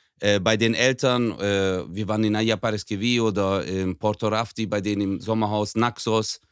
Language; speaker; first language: German; early bilingual, other home language; Turkish